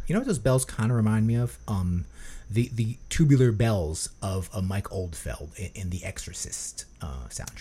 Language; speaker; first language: English; native; English